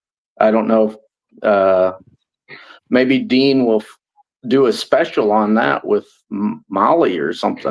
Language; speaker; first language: English; native; English